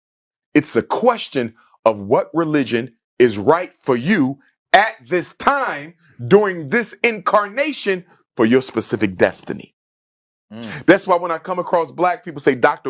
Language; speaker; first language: English; native; English